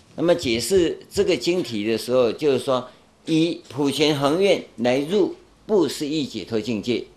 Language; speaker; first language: Chinese; non-native, local second language; Min Nan Chinese